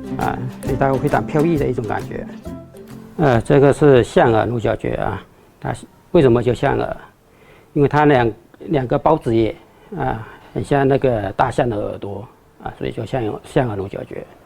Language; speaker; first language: Chinese; native; Chinese